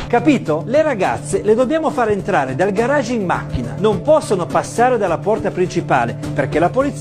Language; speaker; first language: Italian; native; Italian